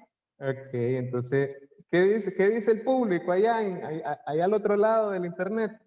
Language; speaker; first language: Spanish; native; Spanish